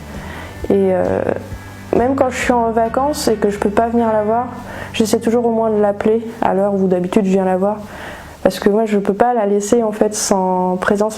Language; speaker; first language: French; native; French